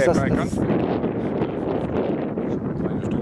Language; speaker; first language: German; non-native, learner; Danish